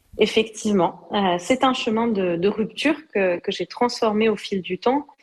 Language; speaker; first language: French; native; French